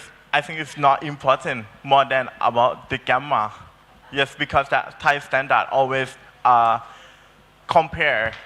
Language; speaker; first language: English; non-native, learner; Thai